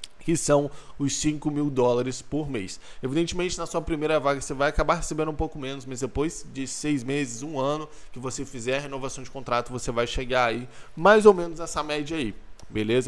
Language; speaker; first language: Portuguese; native; Portuguese